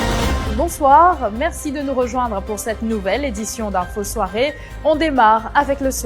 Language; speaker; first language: French; non-native, local second language; Morisyen